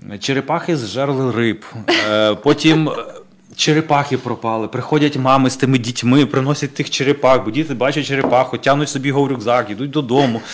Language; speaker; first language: Ukrainian; native; Ukrainian